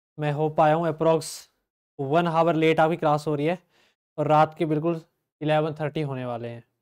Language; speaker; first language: Hindi; native; Hindi